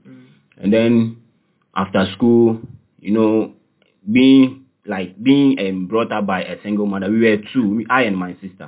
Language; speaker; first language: English; non-native, local second language; Akan